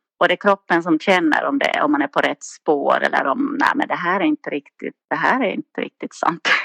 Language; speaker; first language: Swedish; native; Swedish